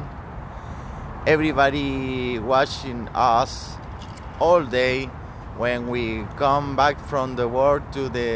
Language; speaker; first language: English; non-native, learner; Spanish